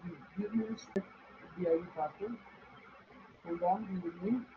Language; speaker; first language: English; non-native, fluent; Hindi